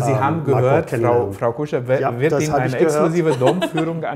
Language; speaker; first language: German; native; German